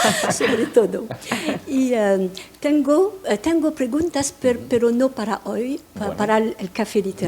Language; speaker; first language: Spanish; non-native, fluent; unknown